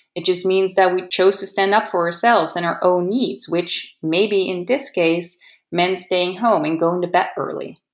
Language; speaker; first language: English; non-native, fluent; Dutch